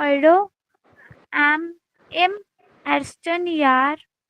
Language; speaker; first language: German; non-native, learner; Hindi